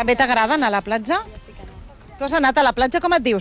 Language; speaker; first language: Catalan; native; Catalan